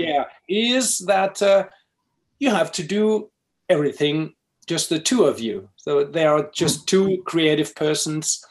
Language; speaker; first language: English; non-native, fluent; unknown